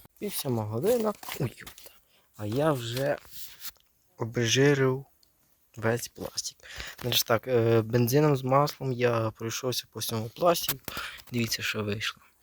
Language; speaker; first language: Ukrainian; native; Ukrainian